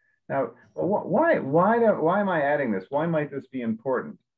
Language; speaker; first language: English; native; English